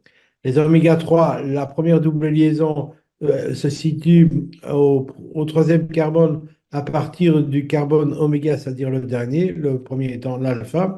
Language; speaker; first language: French; native; French